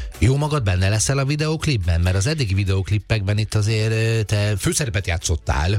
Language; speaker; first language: Hungarian; native; Hungarian